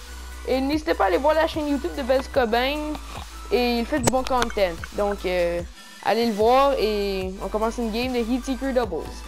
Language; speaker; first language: French; native; French